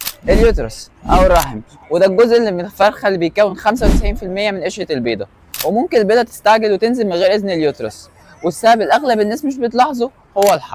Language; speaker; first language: Arabic; native; Arabic